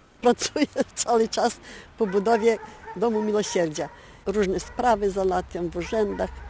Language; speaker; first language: Polish; early bilingual, heritage; Polish